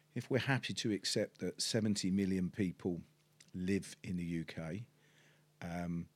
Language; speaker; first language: English; native; English